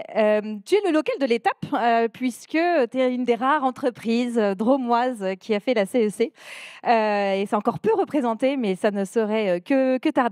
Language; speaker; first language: French; native; French